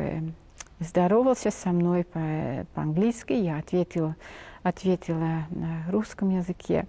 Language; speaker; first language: Russian; non-native, fluent; Dutch